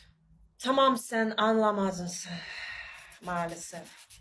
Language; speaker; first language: Turkish; non-native, learner; Russian